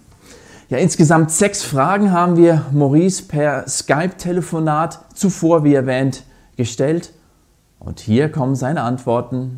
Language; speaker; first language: German; native; German